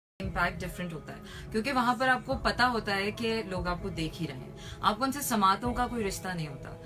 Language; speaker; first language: Urdu; native; Urdu